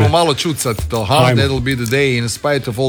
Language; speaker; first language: Serbian; native; Serbian